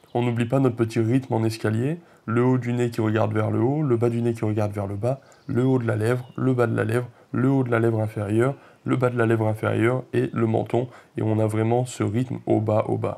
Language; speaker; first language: French; native; French